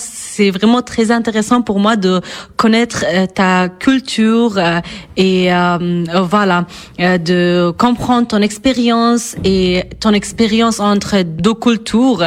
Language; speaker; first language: French; non-native, fluent; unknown